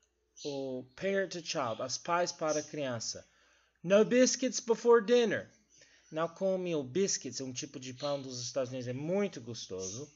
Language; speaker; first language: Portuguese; non-native, learner; English